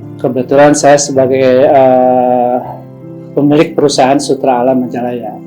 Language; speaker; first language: Indonesian; non-native, local second language; Sundanese